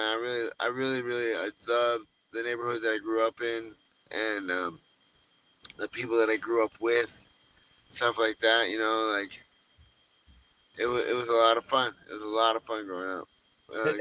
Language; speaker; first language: English; native; English